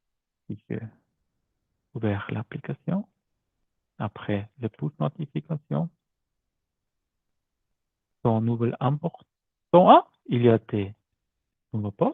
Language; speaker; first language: French; non-native, learner; German